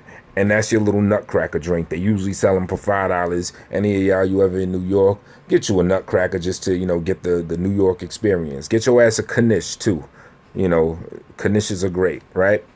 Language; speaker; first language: English; native; English